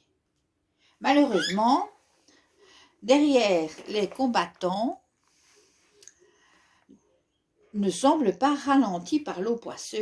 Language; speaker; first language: French; native; French